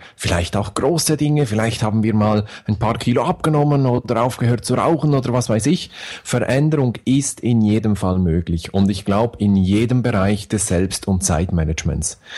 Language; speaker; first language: German; native; German